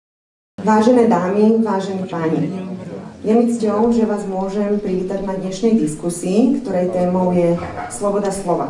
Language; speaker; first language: Slovak; native; Slovak